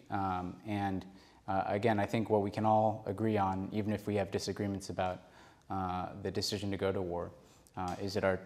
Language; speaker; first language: English; native; English